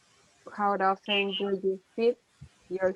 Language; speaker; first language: English; non-native, learner; Spanish